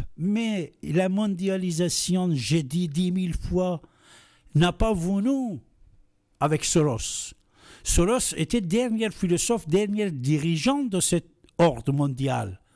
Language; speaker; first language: French; non-native, fluent; Persian